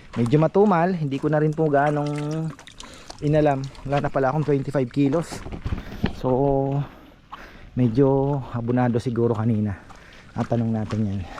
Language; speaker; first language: Filipino; native; Filipino